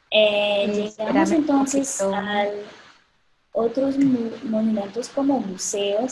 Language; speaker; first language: Spanish; non-native, fluent; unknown